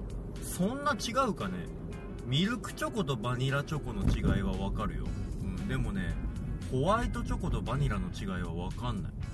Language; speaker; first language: Japanese; native; Japanese